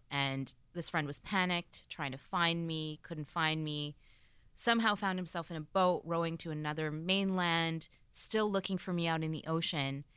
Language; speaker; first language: English; native; English